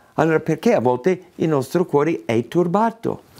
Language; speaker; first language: Italian; non-native, fluent; English